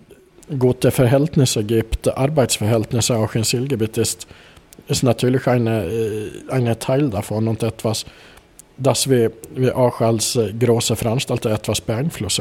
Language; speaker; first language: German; non-native, fluent; Swedish